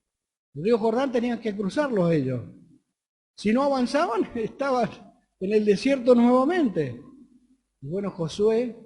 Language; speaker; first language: Spanish; native; Spanish